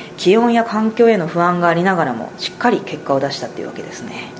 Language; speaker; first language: Japanese; native; Japanese